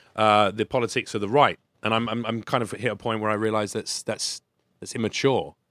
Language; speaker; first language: English; native; English